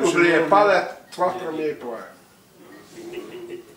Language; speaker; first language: French; non-native, local second language; Dutch